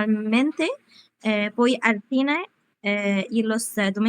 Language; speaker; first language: Spanish; non-native, learner; Arabic